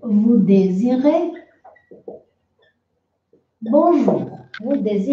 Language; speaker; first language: French; non-native, fluent; Portuguese